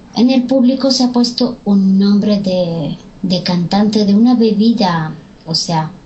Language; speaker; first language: Spanish; non-native, fluent; Romanian